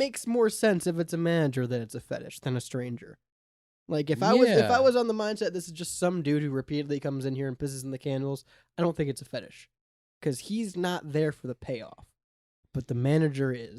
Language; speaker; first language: English; native; English